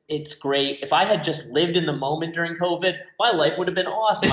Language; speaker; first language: English; native; English